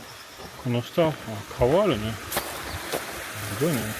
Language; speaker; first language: Japanese; non-native, learner; French